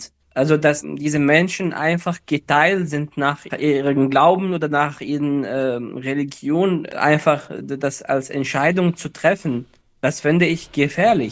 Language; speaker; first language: German; non-native, fluent; Arabic